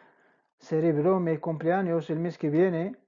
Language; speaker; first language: Spanish; non-native, fluent; Arabic